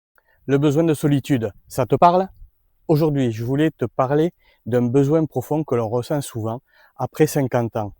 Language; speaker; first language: French; native; French